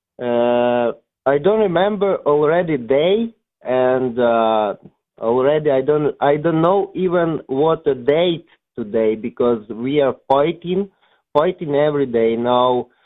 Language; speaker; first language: English; non-native, learner; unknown